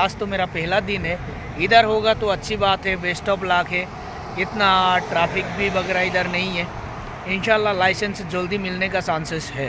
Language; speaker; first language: Hindi; non-native, local second language; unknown